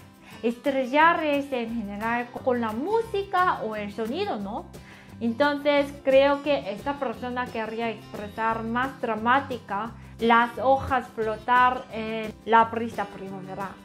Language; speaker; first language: Spanish; non-native, learner; Korean